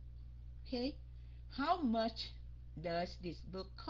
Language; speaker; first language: English; non-native, fluent; Vietnamese